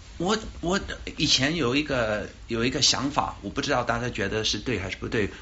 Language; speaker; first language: Chinese; non-native, fluent; English